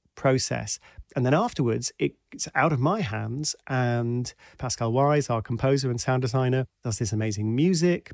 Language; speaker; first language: English; native; English